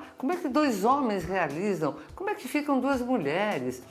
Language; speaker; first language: Portuguese; native; Portuguese